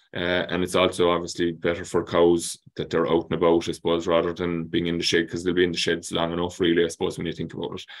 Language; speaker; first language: English; native; English